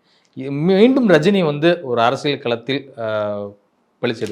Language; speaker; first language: Tamil; native; Tamil